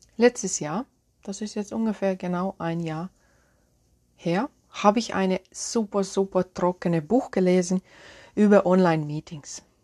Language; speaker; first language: German; non-native, fluent; Finnish